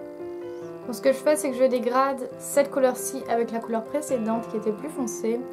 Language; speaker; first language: French; native; French